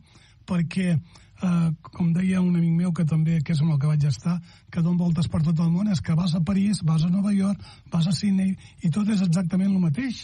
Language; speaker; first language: Catalan; native; Catalan